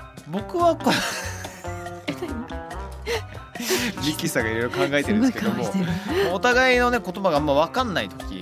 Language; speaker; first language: Japanese; early bilingual, heritage; Japanese